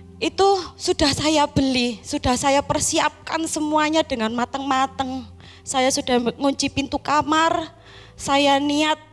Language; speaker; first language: Indonesian; non-native, local second language; Javanese